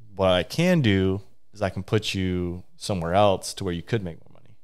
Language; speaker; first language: English; native; English